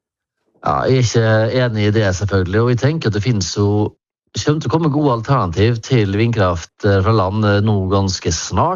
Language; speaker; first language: Norwegian; native; Norwegian